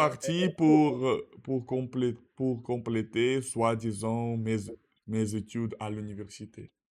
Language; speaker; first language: French; non-native, learner; Russian